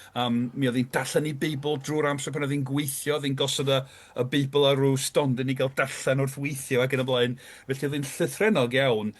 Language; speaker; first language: Welsh; non-native, fluent; English